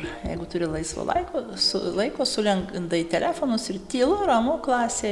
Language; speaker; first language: Lithuanian; native; Lithuanian